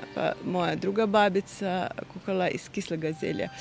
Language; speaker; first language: Slovenian; non-native, fluent; Russian